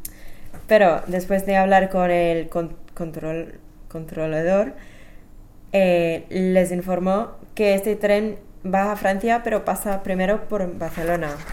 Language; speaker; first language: Spanish; non-native, fluent; English